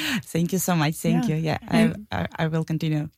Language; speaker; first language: English; non-native, learner; Ukrainian